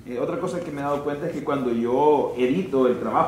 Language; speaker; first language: Spanish; native; Spanish